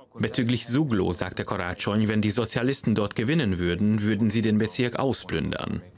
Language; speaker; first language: German; non-native, fluent; Hungarian